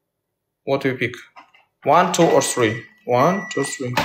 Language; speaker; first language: English; non-native, learner; Russian